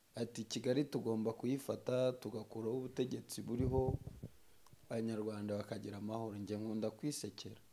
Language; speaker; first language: Kinyarwanda; native; Kinyarwanda